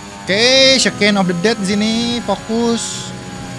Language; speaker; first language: English; non-native, fluent; Indonesian